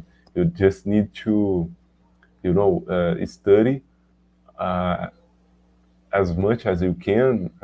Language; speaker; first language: English; non-native, learner; Portuguese